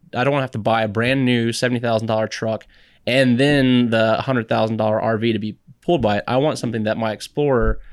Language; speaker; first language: English; native; English